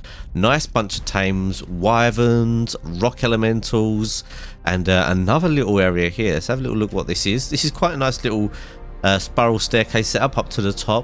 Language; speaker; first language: English; native; English